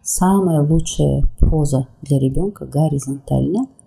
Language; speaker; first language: Russian; non-native, local second language; Kazakh